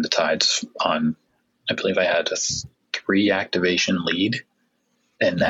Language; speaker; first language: English; native; English